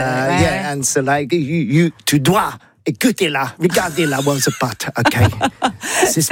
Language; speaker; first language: French; non-native, learner; English